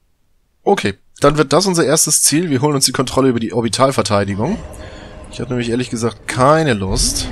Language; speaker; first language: German; native; German